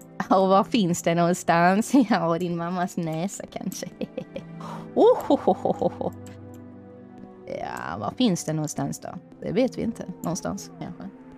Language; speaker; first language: Swedish; native; Swedish